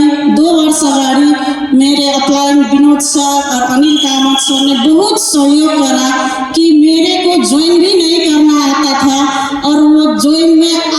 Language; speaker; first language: Hindi; non-native, learner; Nepali